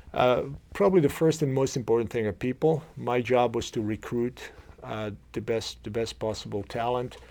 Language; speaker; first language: English; non-native, fluent; Croatian